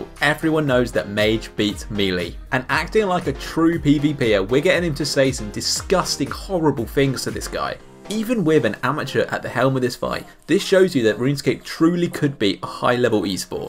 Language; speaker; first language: English; native; English